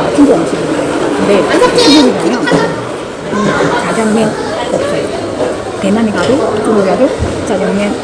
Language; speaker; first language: Korean; early bilingual, heritage; Korean